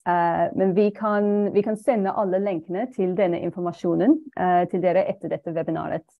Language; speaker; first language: Norwegian; non-native, fluent; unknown